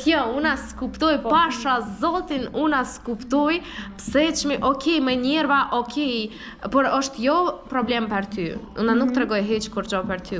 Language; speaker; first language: Albanian; non-native, learner; Russian